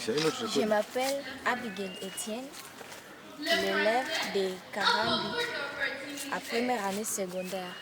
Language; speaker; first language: French; non-native, learner; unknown